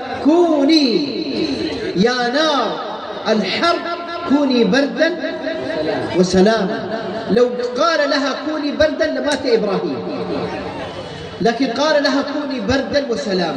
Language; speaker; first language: Arabic; native; Arabic